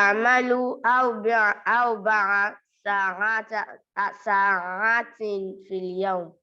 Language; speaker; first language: Arabic; non-native, learner; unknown